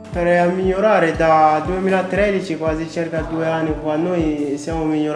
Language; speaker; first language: Italian; non-native, learner; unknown